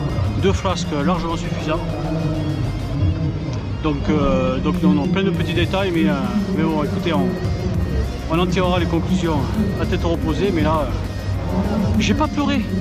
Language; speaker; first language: French; native; French